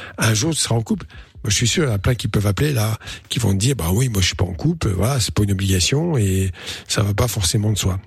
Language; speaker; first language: French; native; French